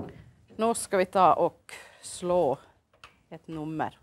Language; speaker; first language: Swedish; native; Swedish